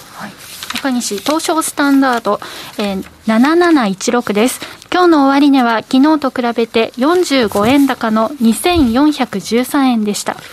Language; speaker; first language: Japanese; native; Japanese